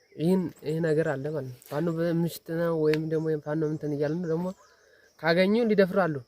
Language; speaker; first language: Amharic; non-native, local second language; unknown